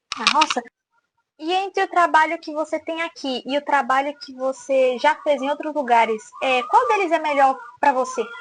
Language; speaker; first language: Portuguese; native; Portuguese